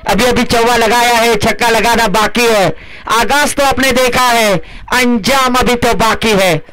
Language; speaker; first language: Hindi; non-native, local second language; Marathi